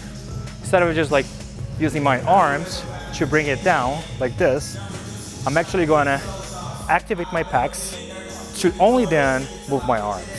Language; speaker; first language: English; non-native, fluent; Portuguese